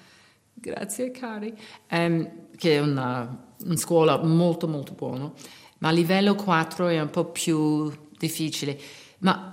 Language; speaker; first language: Italian; non-native, learner; English